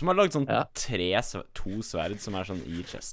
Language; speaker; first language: Norwegian; native; Norwegian